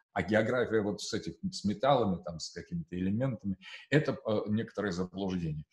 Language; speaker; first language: Russian; native; Russian